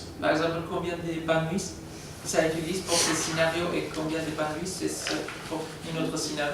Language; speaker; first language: French; non-native, learner; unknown